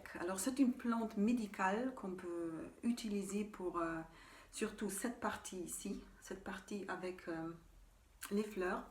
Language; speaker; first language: French; non-native, fluent; German